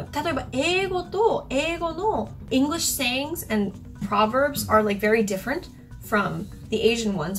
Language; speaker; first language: English; early bilingual, other home language; Japanese